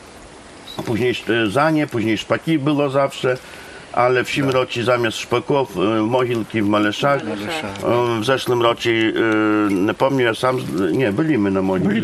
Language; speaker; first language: Polish; non-native, local second language; Ukrainian